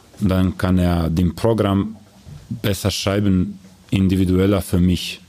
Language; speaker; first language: German; non-native, learner; Croatian